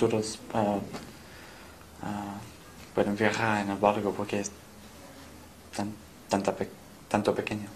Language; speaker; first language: Spanish; non-native, learner; English